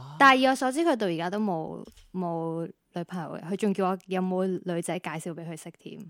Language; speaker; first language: Cantonese; native; Cantonese